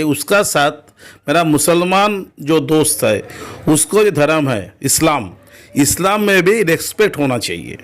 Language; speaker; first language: Hindi; non-native, local second language; Bangla